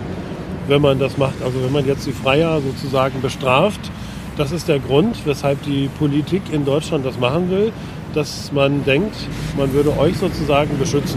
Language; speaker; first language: German; native; German